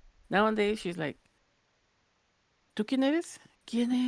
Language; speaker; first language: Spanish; early bilingual, heritage; English